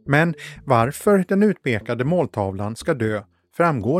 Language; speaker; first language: Swedish; native; Swedish